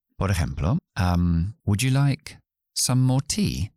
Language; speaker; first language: English; early bilingual, other home language; Spanish